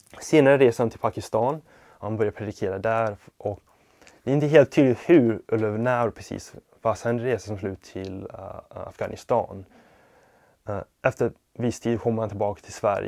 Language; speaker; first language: Swedish; non-native, fluent; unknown